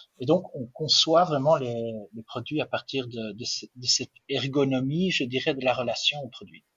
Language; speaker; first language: French; non-native, local second language; Dutch